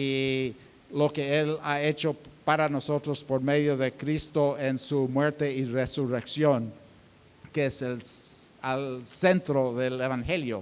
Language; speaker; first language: Spanish; non-native, fluent; English